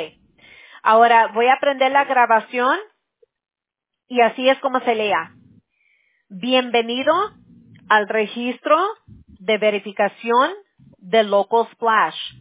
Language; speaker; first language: Spanish; early bilingual, heritage; Spanish